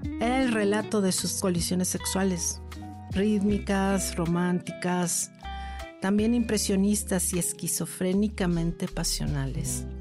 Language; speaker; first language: Spanish; native; Spanish